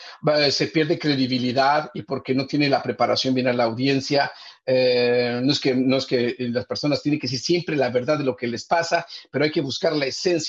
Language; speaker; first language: Spanish; native; Spanish